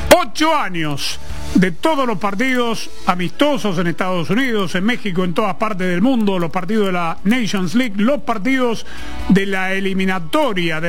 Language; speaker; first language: Spanish; native; Spanish